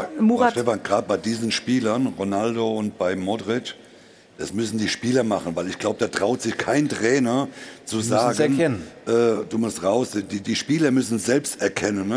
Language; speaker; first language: German; native; German